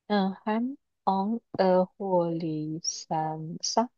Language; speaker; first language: Finnish; non-native, learner; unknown